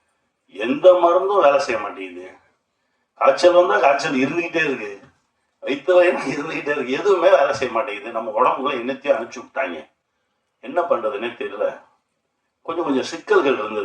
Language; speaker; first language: Tamil; native; Tamil